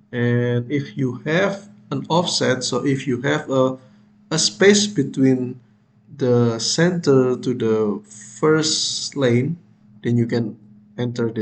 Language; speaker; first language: English; non-native, fluent; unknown